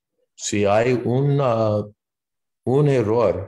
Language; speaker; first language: Spanish; non-native, fluent; English